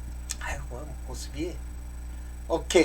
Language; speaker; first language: Korean; native; Korean